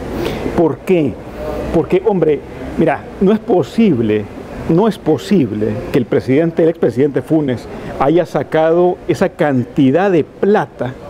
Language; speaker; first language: Spanish; native; Spanish